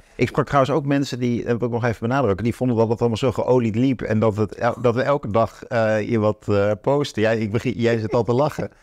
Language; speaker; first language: Dutch; native; Dutch